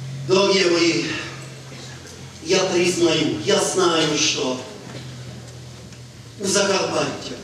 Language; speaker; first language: Ukrainian; non-native, local second language; Hungarian